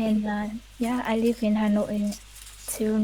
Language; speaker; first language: English; non-native, learner; Vietnamese